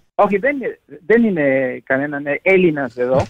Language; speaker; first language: Greek; non-native, learner; Spanish